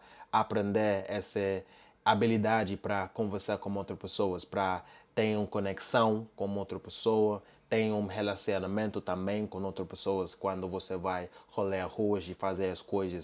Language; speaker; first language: Portuguese; non-native, learner; English